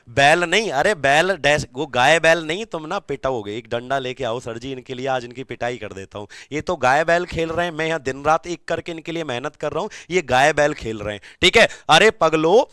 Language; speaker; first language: Hindi; native; Hindi